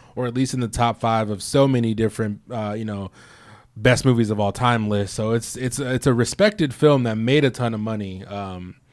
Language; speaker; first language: English; native; English